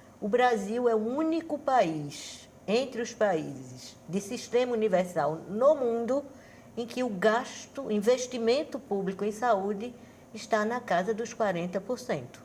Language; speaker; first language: Portuguese; native; Portuguese